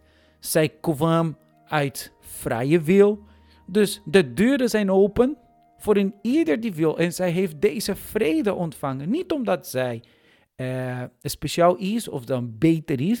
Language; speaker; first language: Dutch; non-native, fluent; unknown